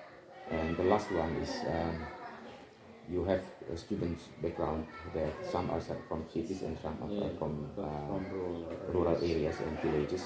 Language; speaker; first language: English; non-native, learner; Indonesian